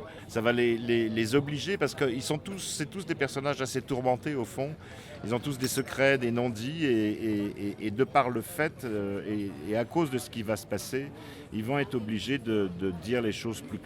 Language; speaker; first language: French; native; French